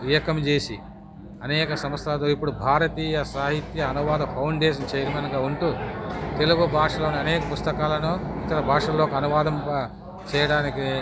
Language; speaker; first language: Telugu; native; Telugu